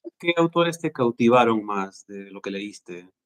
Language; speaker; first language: Spanish; native; Spanish